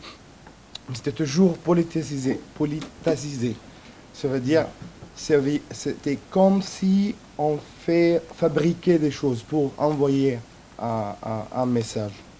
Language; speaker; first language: French; non-native, fluent; Arabic